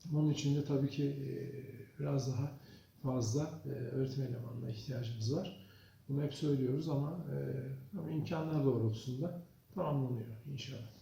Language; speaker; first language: Turkish; early bilingual, other home language; Azerbaijani